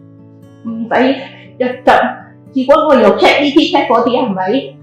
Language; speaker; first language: Cantonese; native; Cantonese